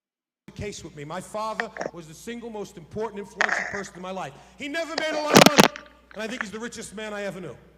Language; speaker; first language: English; native; English